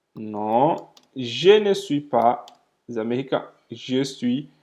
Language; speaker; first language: French; non-native, fluent; Portuguese